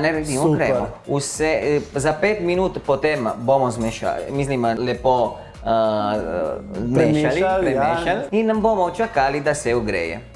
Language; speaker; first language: Slovenian; non-native, learner; Italian